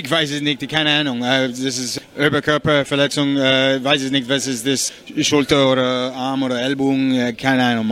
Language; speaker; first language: German; non-native, learner; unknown